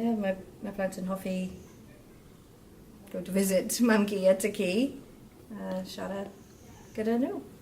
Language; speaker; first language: Welsh; non-native, learner; English